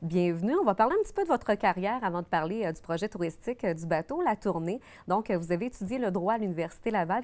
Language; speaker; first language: French; native; French